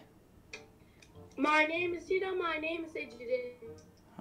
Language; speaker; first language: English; non-native, learner; Turkish